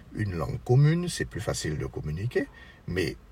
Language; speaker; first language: French; native; French